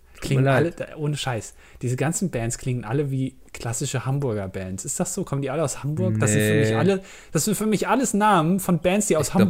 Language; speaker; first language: German; native; German